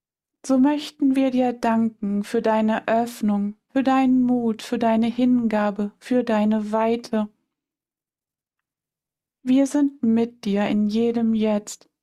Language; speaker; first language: German; native; German